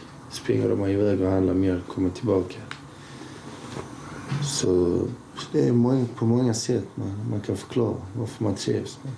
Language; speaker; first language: Swedish; early bilingual, other home language; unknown